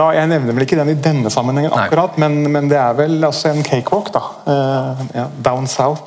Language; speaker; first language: Norwegian; native; Norwegian